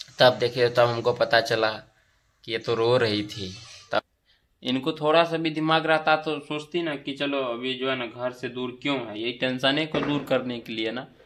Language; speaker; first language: Hindi; native; Hindi